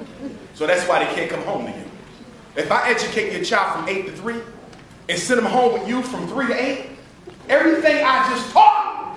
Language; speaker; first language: English; native; English